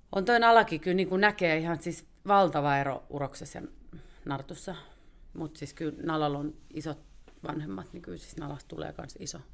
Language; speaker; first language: Finnish; native; Finnish